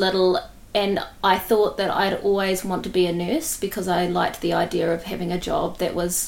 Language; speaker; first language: English; native; English